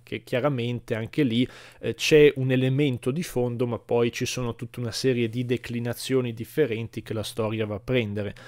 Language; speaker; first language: Italian; native; Italian